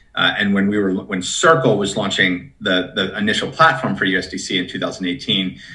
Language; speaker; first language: English; native; English